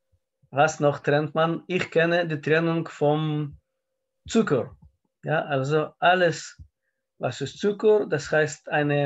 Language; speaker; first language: German; non-native, learner; Russian